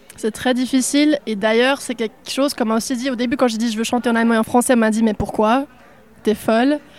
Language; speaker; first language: French; non-native, local second language; Swiss German